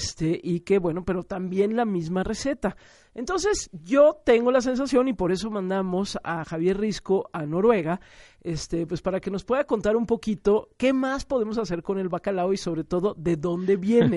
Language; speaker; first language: Spanish; native; Spanish